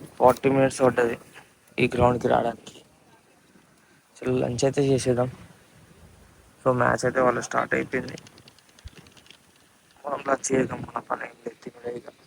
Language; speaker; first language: Telugu; native; Telugu